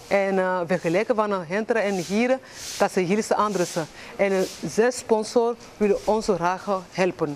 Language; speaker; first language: Dutch; non-native, learner; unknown